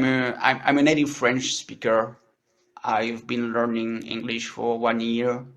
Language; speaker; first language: English; non-native, learner; French